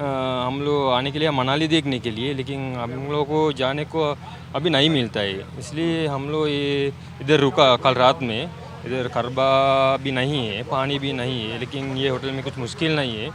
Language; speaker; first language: Hindi; non-native, learner; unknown